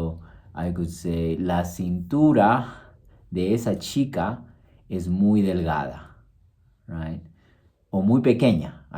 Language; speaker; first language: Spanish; early bilingual, heritage; Spanish